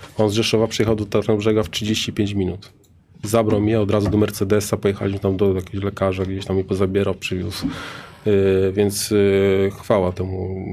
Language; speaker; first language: Polish; native; Polish